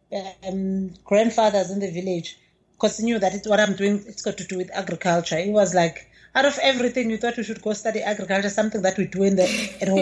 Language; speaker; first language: English; non-native, local second language; Zulu